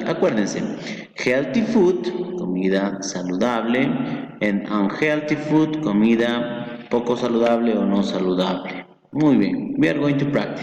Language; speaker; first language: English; non-native, fluent; Spanish